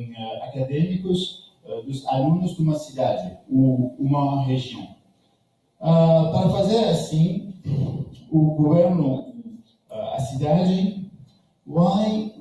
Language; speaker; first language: Portuguese; non-native, learner; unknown